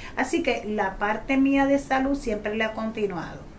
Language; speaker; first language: Spanish; native; Spanish